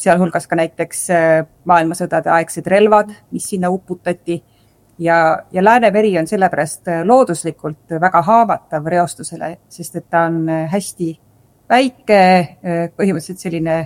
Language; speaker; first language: Estonian; native; Estonian